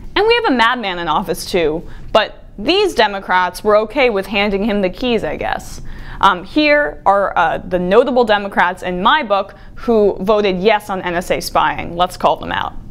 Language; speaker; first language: English; native; English